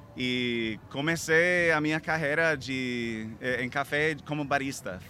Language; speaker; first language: Portuguese; non-native, fluent; English